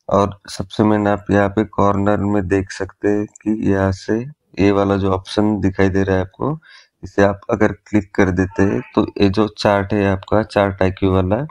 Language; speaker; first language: Hindi; native; Hindi